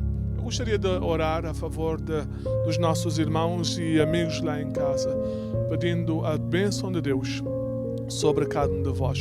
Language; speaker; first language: Portuguese; native; Portuguese